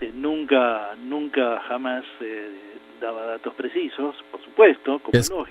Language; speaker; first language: Spanish; native; Spanish